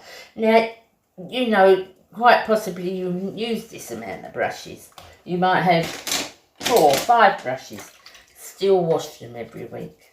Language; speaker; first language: English; native; English